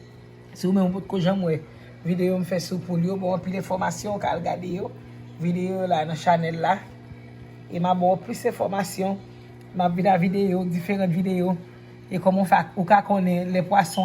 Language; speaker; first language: French; non-native, learner; Haitian Creole